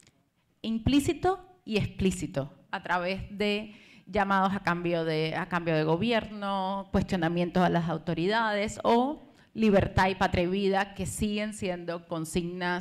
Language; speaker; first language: Spanish; native; Spanish